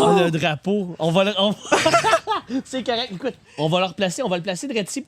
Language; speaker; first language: French; native; French